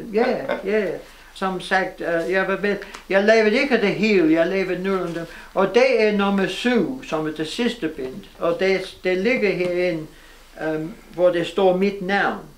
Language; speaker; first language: Danish; non-native, fluent; English